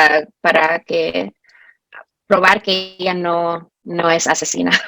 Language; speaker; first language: Spanish; early bilingual, heritage; Spanish